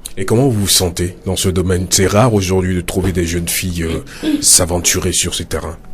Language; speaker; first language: French; non-native, local second language; Ewe